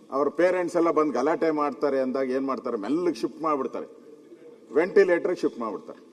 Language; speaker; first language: Kannada; native; Kannada